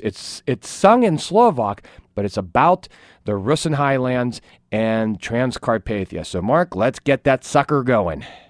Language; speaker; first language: English; native; English